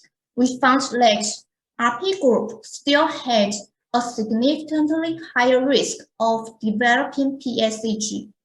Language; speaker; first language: English; non-native, fluent; Chinese